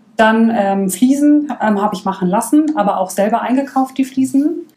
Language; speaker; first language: German; native; German